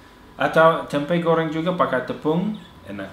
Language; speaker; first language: Indonesian; non-native, fluent; English